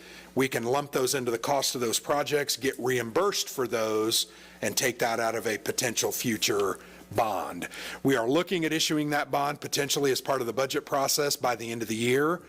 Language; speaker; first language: English; native; English